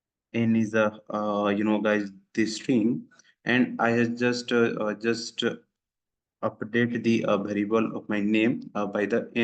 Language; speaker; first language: English; non-native, local second language; Hindi